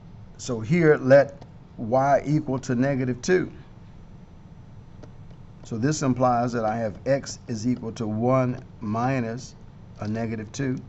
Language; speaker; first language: English; native; English